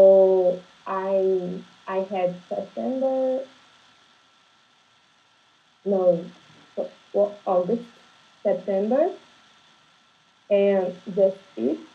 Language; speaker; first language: English; non-native, learner; Portuguese